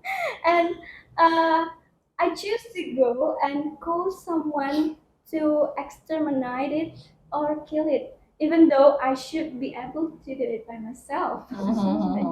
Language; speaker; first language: English; non-native, learner; Indonesian